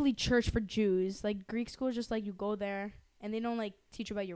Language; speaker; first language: English; early bilingual, other home language; Greek